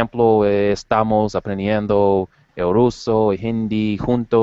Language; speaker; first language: Spanish; non-native, learner; English